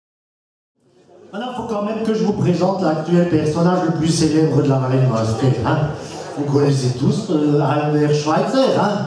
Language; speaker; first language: French; native; French